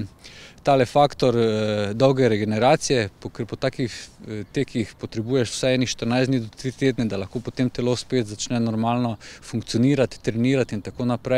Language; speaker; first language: Slovenian; native; Slovenian